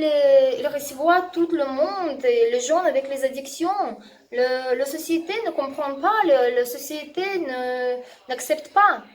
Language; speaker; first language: French; non-native, learner; Russian